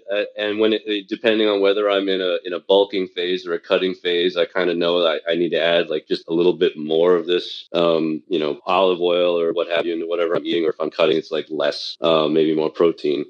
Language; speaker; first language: English; early bilingual, other home language; Chinese